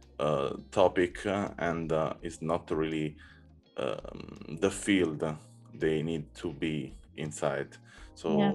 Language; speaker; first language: English; non-native, learner; Italian